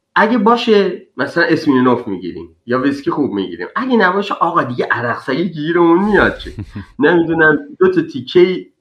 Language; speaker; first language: Persian; native; Persian